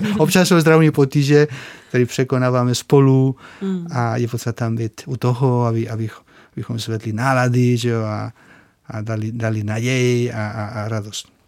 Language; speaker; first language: Czech; non-native, fluent; Spanish